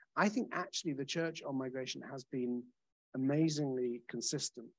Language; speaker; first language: English; native; English